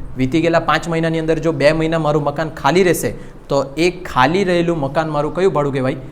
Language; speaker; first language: Gujarati; non-native, local second language; Hindi